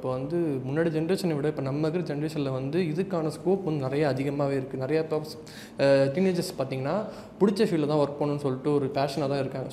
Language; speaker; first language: Tamil; native; Tamil